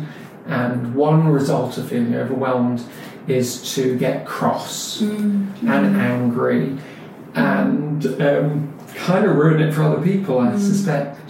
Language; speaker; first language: English; native; English